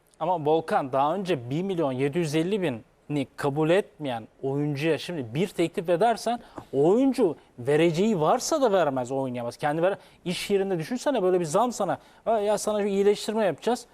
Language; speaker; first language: Turkish; native; Turkish